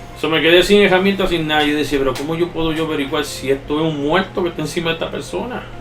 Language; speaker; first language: Spanish; early bilingual, heritage; Spanish